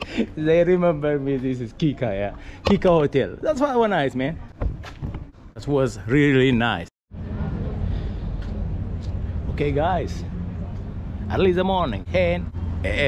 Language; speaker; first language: English; non-native, learner; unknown